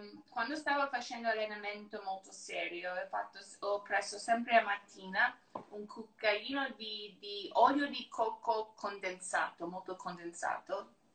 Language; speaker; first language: Italian; non-native, learner; English